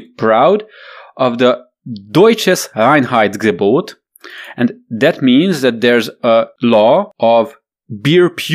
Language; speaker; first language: English; non-native, fluent; Romanian